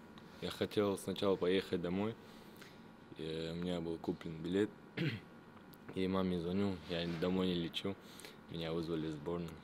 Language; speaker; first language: Russian; native; Russian